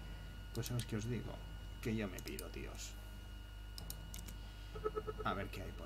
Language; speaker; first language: Spanish; native; Spanish